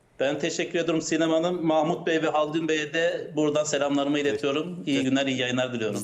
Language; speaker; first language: Turkish; native; Turkish